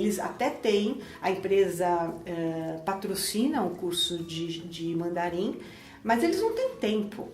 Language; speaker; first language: Portuguese; native; Portuguese